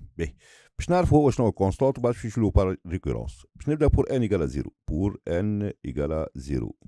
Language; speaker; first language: French; non-native, local second language; Arabic